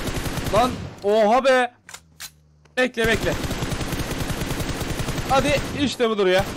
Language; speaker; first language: Turkish; native; Turkish